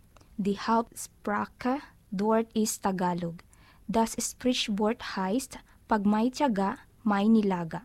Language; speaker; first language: German; non-native, learner; Filipino